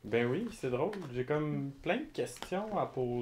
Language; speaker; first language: French; native; French